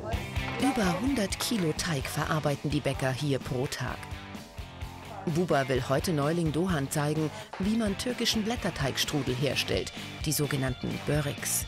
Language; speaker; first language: German; native; German